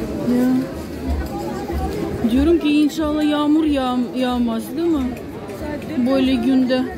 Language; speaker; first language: Turkish; non-native, fluent; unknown